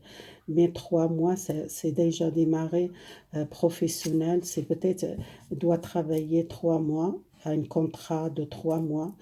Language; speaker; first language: French; non-native, fluent; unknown